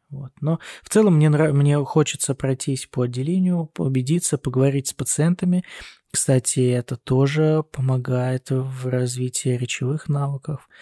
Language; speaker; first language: Russian; native; Russian